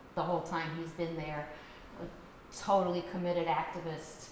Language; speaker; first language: English; native; English